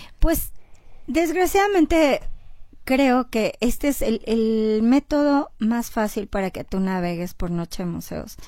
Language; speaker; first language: Spanish; native; Spanish